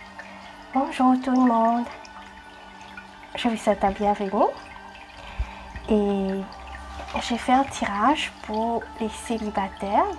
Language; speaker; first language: French; non-native, fluent; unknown